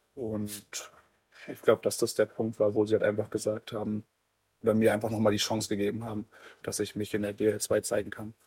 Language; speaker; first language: German; native; German